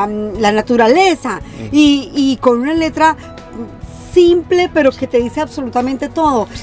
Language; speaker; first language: Spanish; native; Spanish